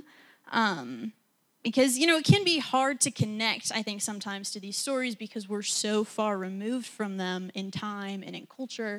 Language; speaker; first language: English; native; English